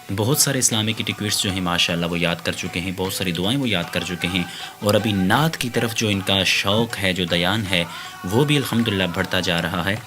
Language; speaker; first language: Urdu; native; Urdu